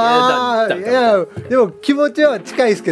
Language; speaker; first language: Japanese; native; Japanese